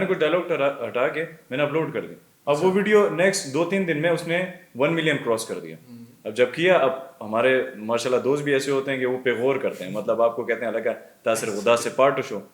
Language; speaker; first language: Urdu; non-native, local second language; Pashto